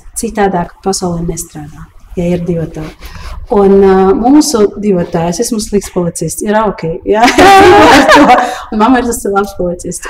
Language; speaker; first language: Latvian; early bilingual, heritage; Latvian